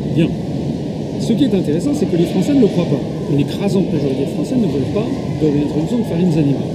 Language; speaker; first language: French; native; French